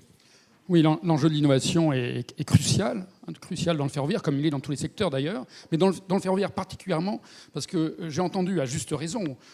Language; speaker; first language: French; native; French